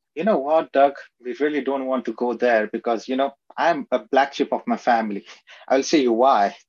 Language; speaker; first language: English; non-native, local second language; Marathi